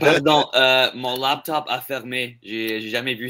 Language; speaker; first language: French; non-native, local second language; English